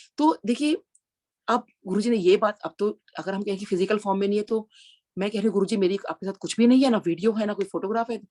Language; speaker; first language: Hindi; native; Hindi